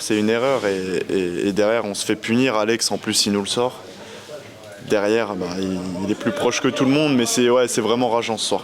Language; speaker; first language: French; native; French